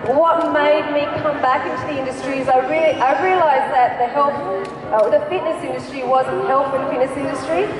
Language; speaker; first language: English; native; English